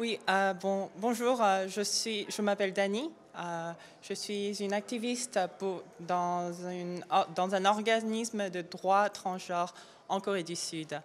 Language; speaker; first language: French; non-native, fluent; Korean